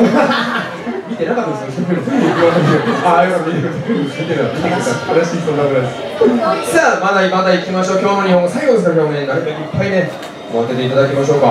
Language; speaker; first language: Japanese; native; Japanese